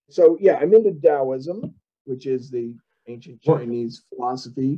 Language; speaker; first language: English; native; English